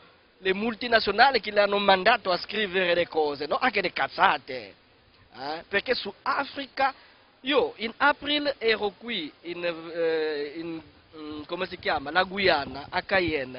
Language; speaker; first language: Italian; non-native, fluent; Kongo